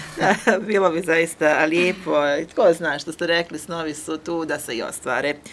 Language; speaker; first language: Croatian; native; Croatian